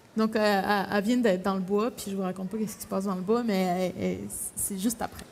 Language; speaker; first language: French; native; French